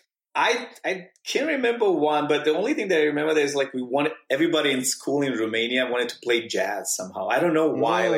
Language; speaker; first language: English; non-native, fluent; Romanian